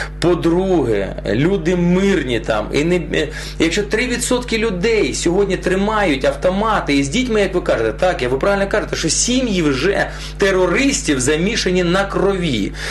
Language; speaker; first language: Ukrainian; non-native, local second language; Russian